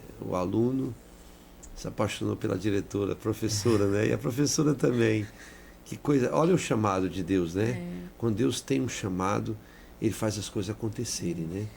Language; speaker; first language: Portuguese; native; Portuguese